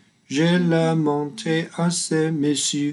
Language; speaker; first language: French; non-native, learner; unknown